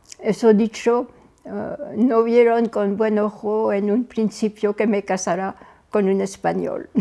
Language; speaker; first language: Spanish; non-native, fluent; French